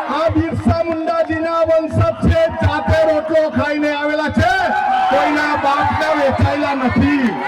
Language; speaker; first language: Gujarati; non-native, local second language; Bhili